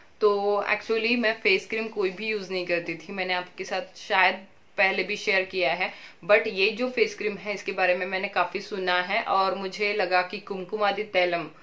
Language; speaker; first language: Hindi; native; Hindi